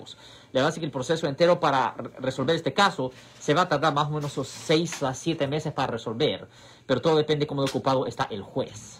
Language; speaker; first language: Spanish; early bilingual, heritage; Spanish